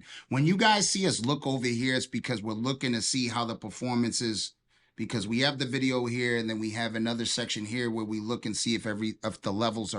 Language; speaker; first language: English; native; English